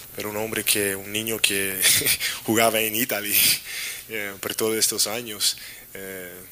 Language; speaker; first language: Spanish; non-native, learner; English